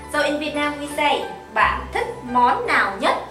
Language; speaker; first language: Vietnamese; non-native, learner; Indonesian